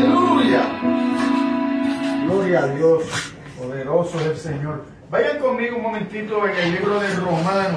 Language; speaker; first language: Spanish; native; Spanish